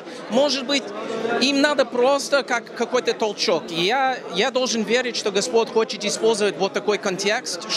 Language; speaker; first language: Russian; non-native, local second language; Romanian